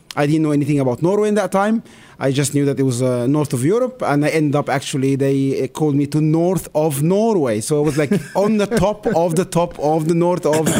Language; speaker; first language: English; non-native, fluent; Arabic